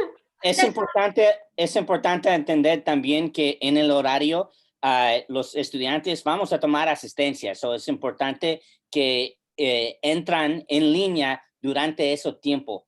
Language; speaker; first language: Spanish; early bilingual, heritage; English